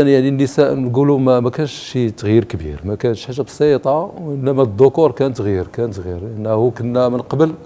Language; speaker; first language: Arabic; native; Arabic